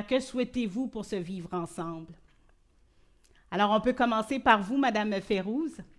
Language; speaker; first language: French; native; French